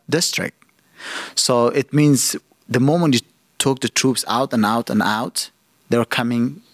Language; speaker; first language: English; non-native, fluent; Persian